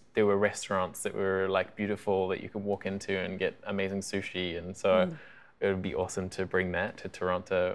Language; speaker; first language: English; native; English